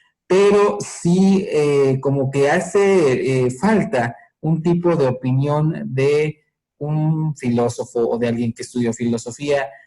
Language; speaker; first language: Spanish; native; Spanish